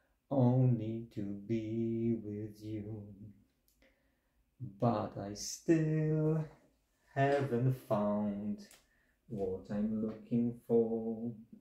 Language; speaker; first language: English; non-native, fluent; Polish